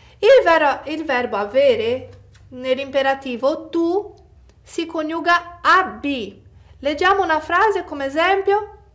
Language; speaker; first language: Italian; non-native, fluent; Portuguese